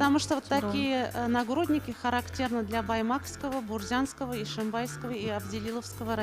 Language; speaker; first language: Russian; non-native, local second language; Bashkir